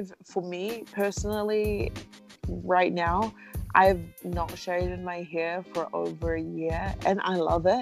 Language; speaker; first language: English; native; English